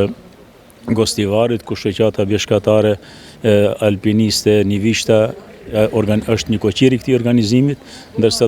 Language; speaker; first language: Albanian; native; Albanian